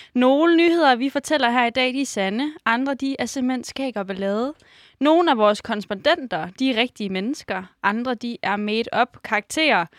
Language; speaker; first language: Danish; native; Danish